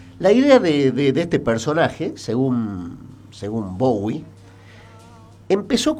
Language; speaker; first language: Spanish; native; Spanish